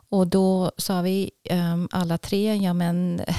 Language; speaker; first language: Swedish; non-native, fluent; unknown